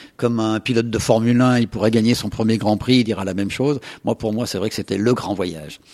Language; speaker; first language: French; native; French